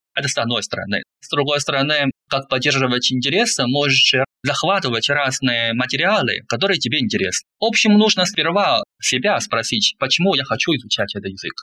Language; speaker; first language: Russian; non-native, fluent; Chinese